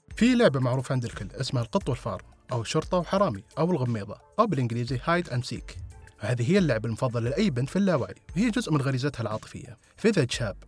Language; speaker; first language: Arabic; native; Arabic